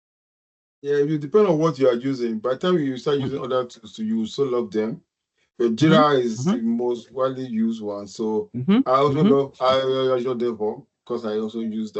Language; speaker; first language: English; non-native, local second language; Yoruba